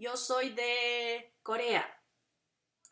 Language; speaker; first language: Spanish; non-native, fluent; Korean